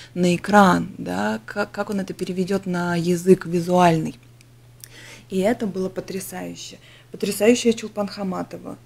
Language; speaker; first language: Russian; native; Russian